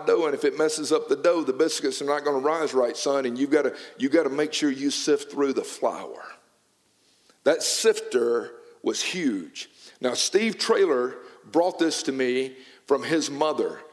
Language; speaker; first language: English; native; English